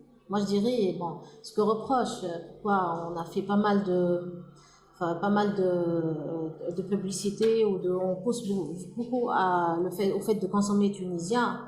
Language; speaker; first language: French; non-native, local second language; Arabic